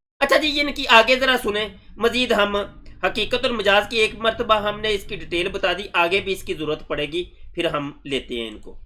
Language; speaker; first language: Urdu; non-native, local second language; Punjabi